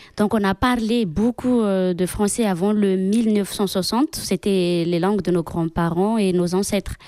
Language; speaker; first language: French; non-native, local second language; Malagasy